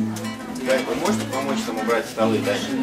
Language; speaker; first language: Russian; early bilingual, heritage; Russian